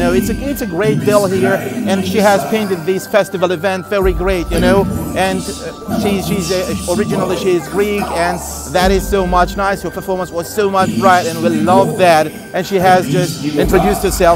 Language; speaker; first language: English; non-native, fluent; Russian